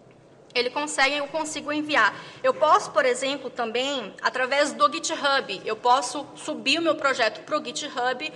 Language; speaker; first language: Portuguese; native; Portuguese